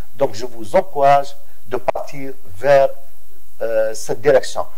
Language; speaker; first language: French; non-native, local second language; Arabic